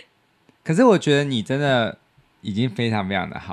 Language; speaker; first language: Chinese; native; Chinese